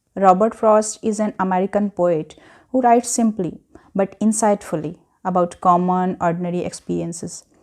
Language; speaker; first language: English; non-native, local second language; Punjabi